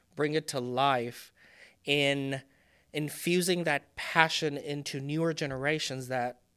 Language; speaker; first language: English; non-native, fluent; Spanish